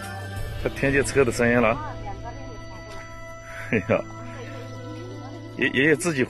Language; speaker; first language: Chinese; native; Chinese